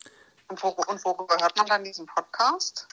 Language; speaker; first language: German; native; German